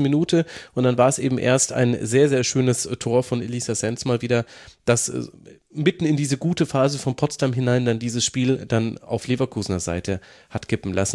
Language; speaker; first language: German; native; German